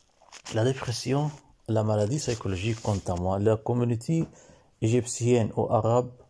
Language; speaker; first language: French; non-native, learner; Arabic